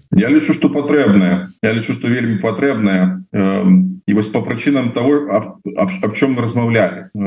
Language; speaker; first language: Belarusian; non-native, local second language; Russian